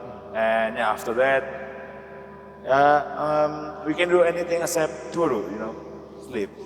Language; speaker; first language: English; non-native, learner; Indonesian